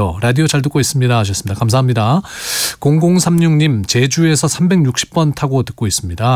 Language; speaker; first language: Korean; native; Korean